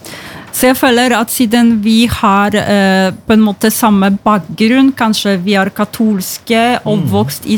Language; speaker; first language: Norwegian; non-native, fluent; Polish